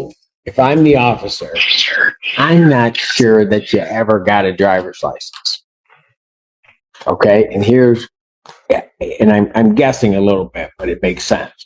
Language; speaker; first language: English; native; English